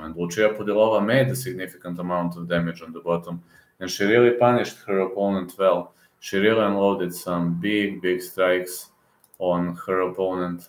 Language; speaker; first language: English; non-native, fluent; Serbian